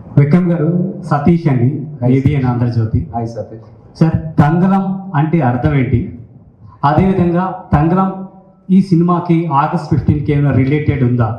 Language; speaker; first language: Telugu; native; Telugu